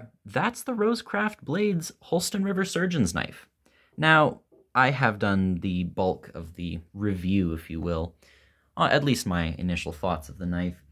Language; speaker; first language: English; native; English